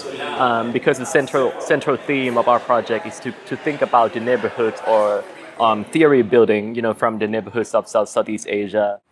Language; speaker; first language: English; non-native, fluent; Thai